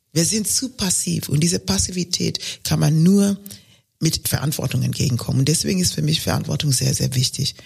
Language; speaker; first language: German; non-native, fluent; Luo (Kenya and Tanzania)